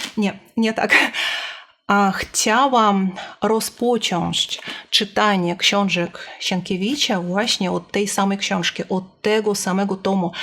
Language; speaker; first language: Polish; non-native, fluent; Russian